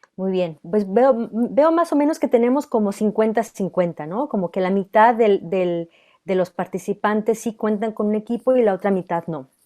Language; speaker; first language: Spanish; early bilingual, heritage; Spanish